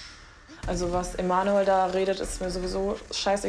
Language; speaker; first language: German; native; German